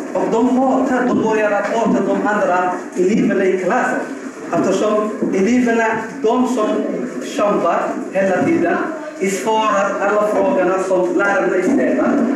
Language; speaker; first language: Swedish; non-native, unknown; Somali